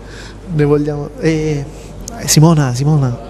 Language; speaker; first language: Italian; native; Italian